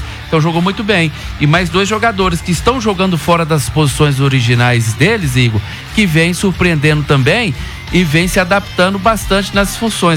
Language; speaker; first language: Portuguese; native; Portuguese